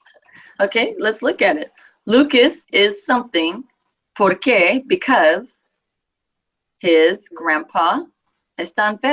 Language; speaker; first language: Spanish; non-native, fluent; English